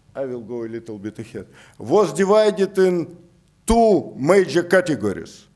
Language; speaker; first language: English; non-native, fluent; Russian